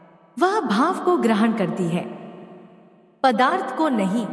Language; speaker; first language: Hindi; native; Hindi